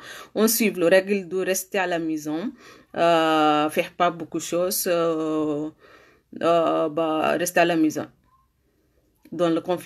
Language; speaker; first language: French; non-native, learner; Arabic